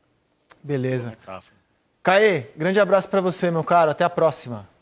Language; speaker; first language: Portuguese; native; Portuguese